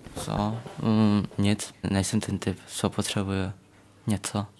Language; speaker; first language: Czech; early bilingual, other home language; Vietnamese